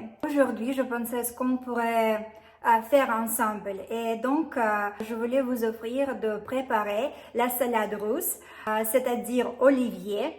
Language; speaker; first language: French; non-native, fluent; Russian